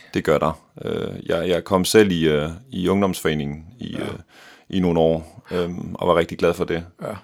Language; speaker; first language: Danish; native; Danish